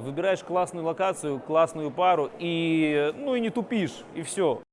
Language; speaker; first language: Russian; native; Russian